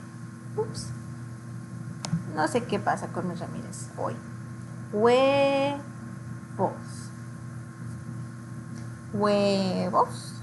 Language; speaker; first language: Spanish; early bilingual, heritage; Spanish